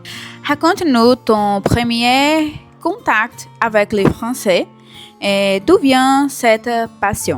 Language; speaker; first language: French; non-native, learner; Portuguese